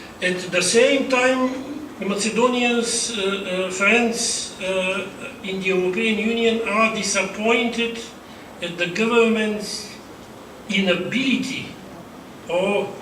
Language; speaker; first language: English; non-native, fluent; Bulgarian